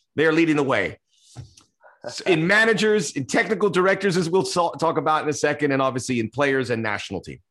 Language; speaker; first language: English; early bilingual, other home language; Spanish